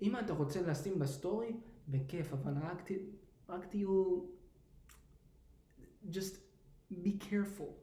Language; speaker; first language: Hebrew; early bilingual, heritage; English